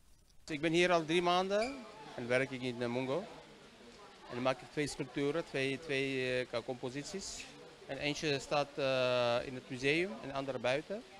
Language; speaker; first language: Dutch; non-native, learner; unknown